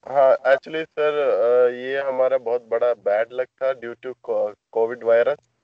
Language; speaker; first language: Hindi; non-native, local second language; Malayalam